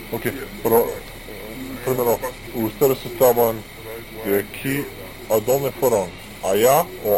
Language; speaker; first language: Spanish; non-native, learner; English